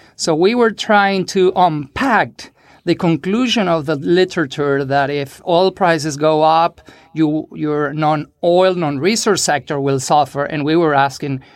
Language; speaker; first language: English; non-native, fluent; Spanish